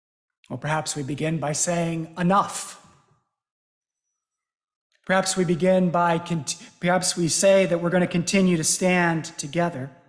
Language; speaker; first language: English; native; English